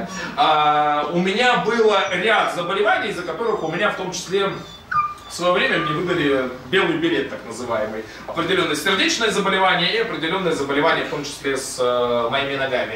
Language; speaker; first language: Russian; native; Russian